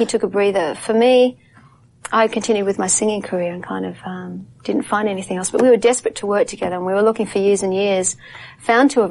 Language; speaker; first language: English; native; English